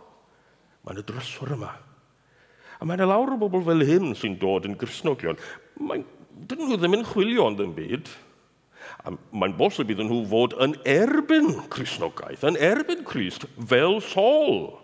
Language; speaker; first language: Welsh; non-native, fluent; English